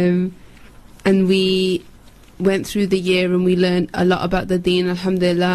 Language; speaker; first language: English; native; English